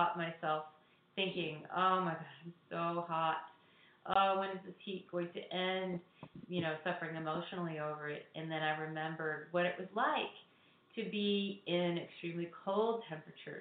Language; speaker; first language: English; native; English